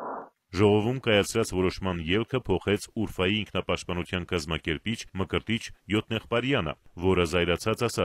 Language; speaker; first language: Armenian; native; Armenian